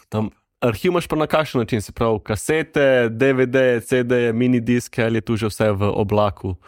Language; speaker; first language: Slovenian; native; Slovenian